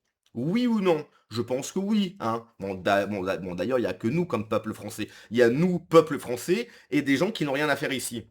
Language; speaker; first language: French; native; French